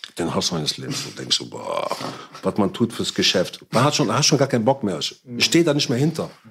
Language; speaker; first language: German; early bilingual, other home language; Arabic